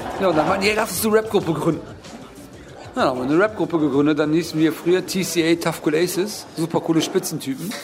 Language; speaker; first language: German; early bilingual, other home language; Turkish